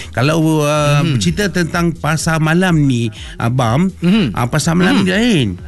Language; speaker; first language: Malay; native; Malay